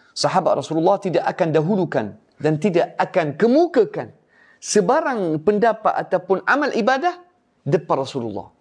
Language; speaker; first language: Malay; non-native, fluent; Arabic